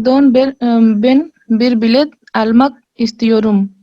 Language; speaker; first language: Turkish; non-native, learner; Urdu